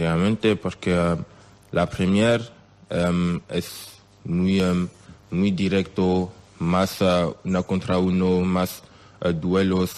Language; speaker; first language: Spanish; non-native, learner; French